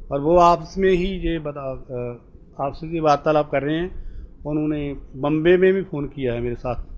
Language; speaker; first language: Hindi; non-native, local second language; Punjabi